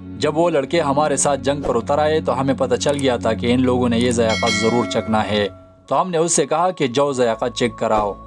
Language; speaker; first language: Urdu; non-native, local second language; Pashto